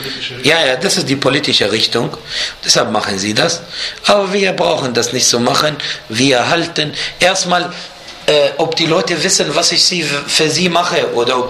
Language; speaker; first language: German; non-native, fluent; Arabic